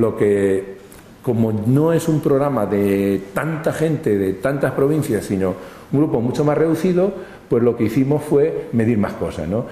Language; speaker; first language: Spanish; native; Spanish